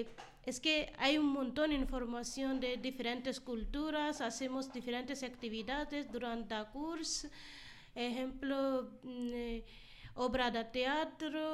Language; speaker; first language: Spanish; non-native, learner; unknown